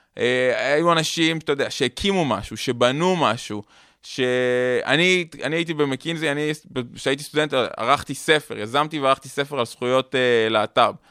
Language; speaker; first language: Hebrew; native; Hebrew